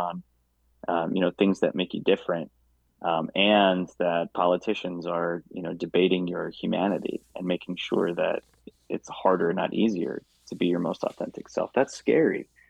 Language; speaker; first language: English; native; English